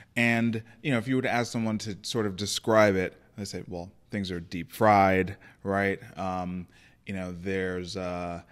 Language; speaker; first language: English; native; English